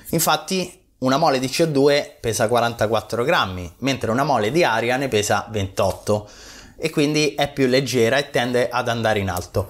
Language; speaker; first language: Italian; native; Italian